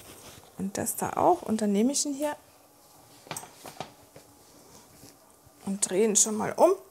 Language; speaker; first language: German; native; German